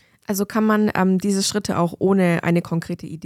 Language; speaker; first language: German; native; German